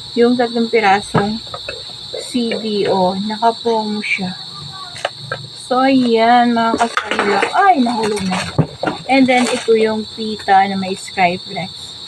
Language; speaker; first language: Filipino; non-native, local second language; Bikol